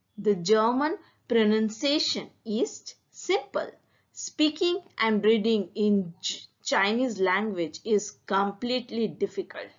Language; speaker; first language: English; non-native, fluent; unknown